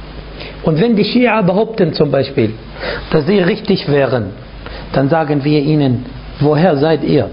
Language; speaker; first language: German; non-native, fluent; Arabic